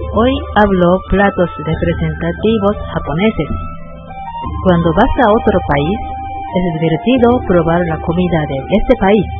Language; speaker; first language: Spanish; non-native, learner; Japanese